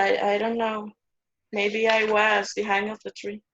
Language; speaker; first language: English; non-native, learner; Spanish